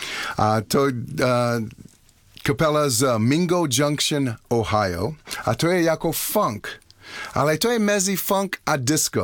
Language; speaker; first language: Czech; non-native, learner; English